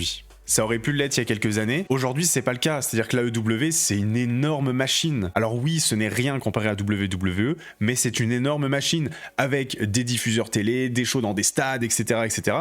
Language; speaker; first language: French; native; French